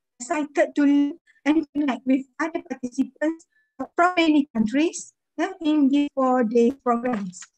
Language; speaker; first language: English; non-native, fluent; Malay